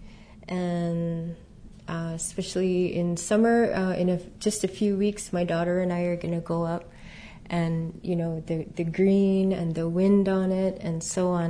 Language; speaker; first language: English; native; English